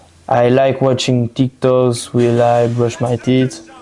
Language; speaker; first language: English; non-native, learner; French